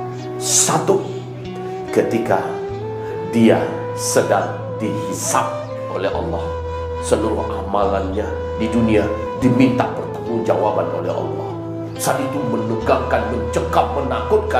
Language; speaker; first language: Indonesian; native; Indonesian